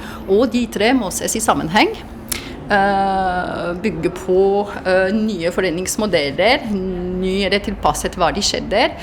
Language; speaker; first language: Norwegian; non-native, fluent; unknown